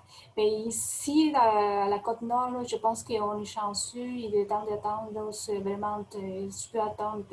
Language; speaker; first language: French; non-native, fluent; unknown